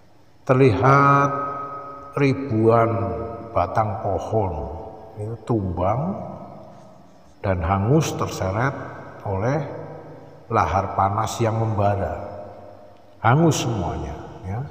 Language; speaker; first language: Indonesian; native; Indonesian